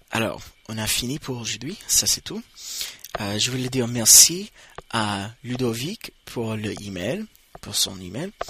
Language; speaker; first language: French; non-native, fluent; English